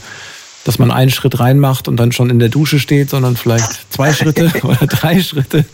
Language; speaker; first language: German; native; German